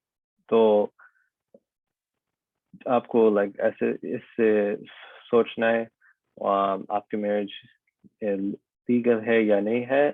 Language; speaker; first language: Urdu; early bilingual, heritage; Urdu